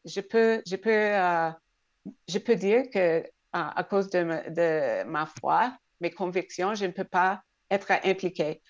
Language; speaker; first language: French; non-native, local second language; English